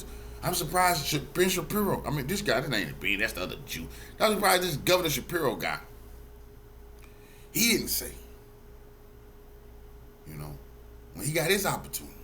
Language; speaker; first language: English; native; English